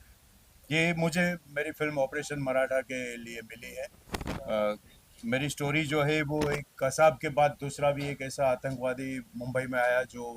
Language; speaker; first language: Hindi; native; Hindi